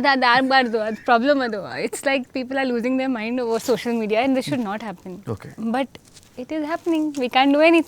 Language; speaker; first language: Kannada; non-native, fluent; Hindi